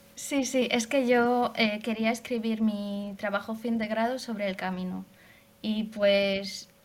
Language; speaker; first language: Spanish; non-native, fluent; Hungarian